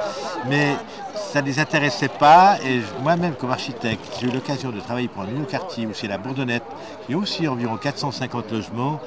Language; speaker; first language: French; native; French